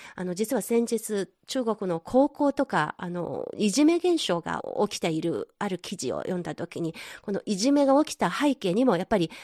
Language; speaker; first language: Japanese; non-native, fluent; Chinese